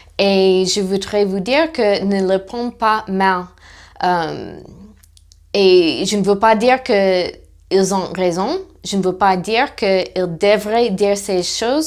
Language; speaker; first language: French; non-native, fluent; English